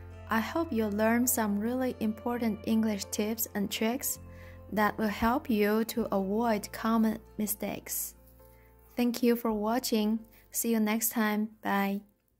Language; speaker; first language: English; non-native, fluent; Chinese